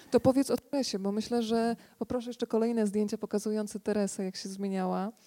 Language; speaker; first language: Polish; native; Polish